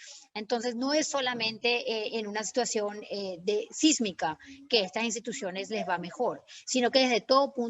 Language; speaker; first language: Spanish; native; Spanish